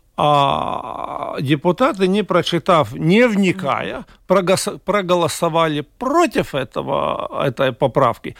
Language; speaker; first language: Russian; non-native, local second language; Latvian